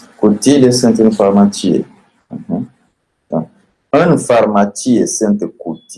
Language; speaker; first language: Romanian; non-native, fluent; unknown